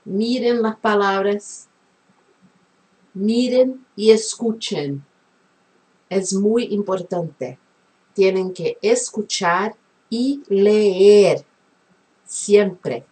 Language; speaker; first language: Spanish; non-native, fluent; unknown